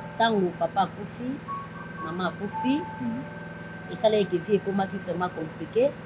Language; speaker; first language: Lingala; native; Lingala